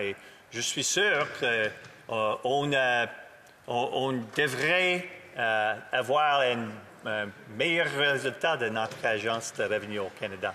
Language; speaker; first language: French; non-native, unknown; English